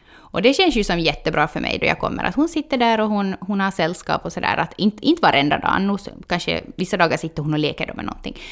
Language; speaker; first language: Swedish; native; Swedish